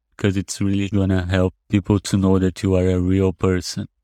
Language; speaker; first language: English; non-native, fluent; Portuguese